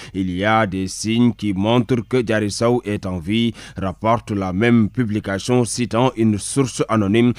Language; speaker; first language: French; non-native, local second language; Wolof